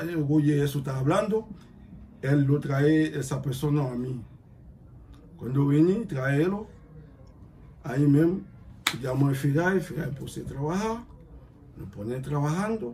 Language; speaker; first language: Spanish; non-native, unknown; Haitian Creole